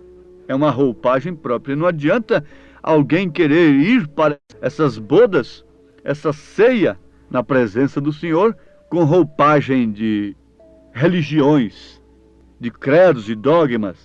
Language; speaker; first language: Portuguese; native; Portuguese